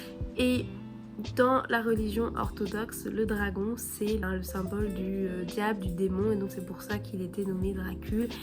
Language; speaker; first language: French; native; French